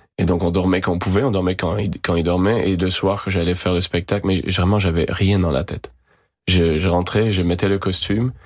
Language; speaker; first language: French; native; French